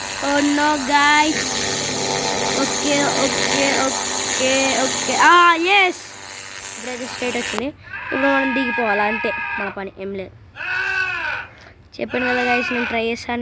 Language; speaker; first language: Telugu; native; Telugu